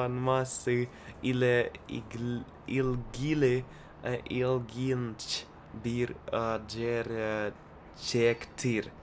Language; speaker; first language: Turkish; non-native, learner; Russian